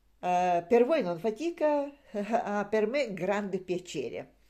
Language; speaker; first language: Italian; non-native, learner; Russian